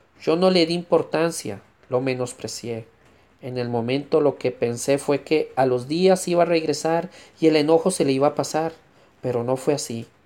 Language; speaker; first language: Spanish; native; Spanish